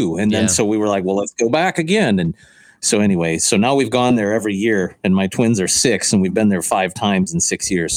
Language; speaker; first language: English; native; English